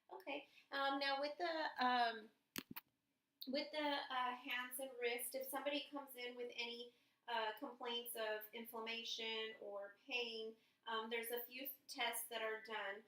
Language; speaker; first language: English; native; English